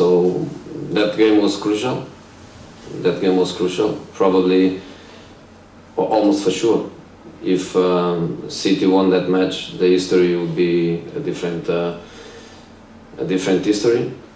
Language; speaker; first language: English; non-native, fluent; Portuguese